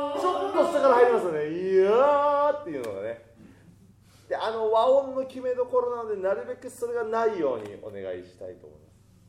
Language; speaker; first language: Japanese; native; Japanese